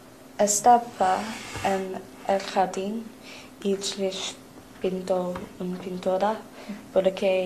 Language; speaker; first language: Spanish; non-native, learner; English